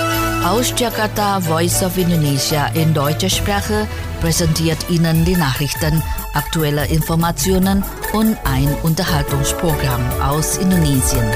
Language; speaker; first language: German; non-native, fluent; Indonesian